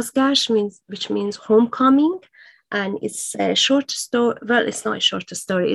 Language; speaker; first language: English; non-native, fluent; Persian